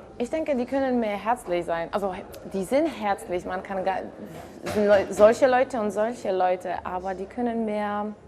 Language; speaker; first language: German; non-native, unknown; Polish